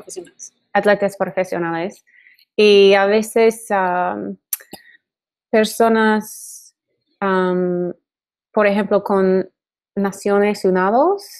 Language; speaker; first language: Spanish; non-native, learner; English